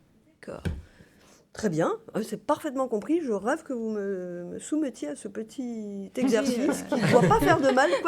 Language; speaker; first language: French; native; French